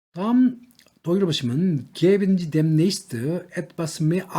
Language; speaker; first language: German; non-native, learner; Korean